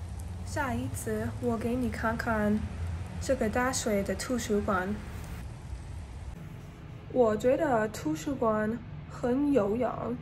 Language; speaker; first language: Chinese; non-native, learner; English